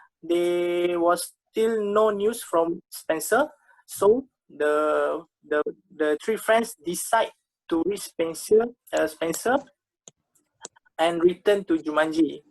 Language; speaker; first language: English; non-native, local second language; Malay